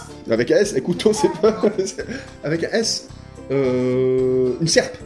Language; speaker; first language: French; native; French